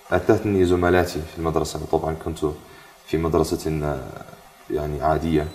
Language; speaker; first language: Arabic; non-native, fluent; English